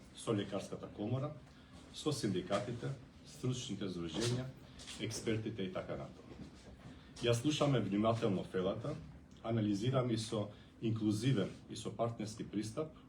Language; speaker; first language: Macedonian; non-native, local second language; Albanian